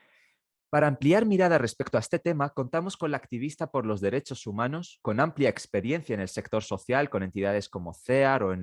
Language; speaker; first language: Spanish; native; Spanish